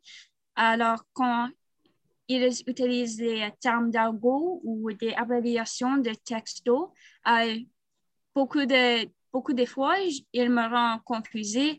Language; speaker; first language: French; non-native, learner; English